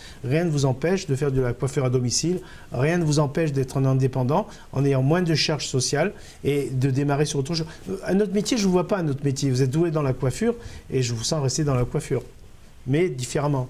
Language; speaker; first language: French; native; French